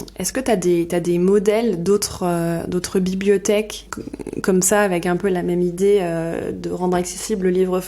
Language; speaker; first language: French; native; French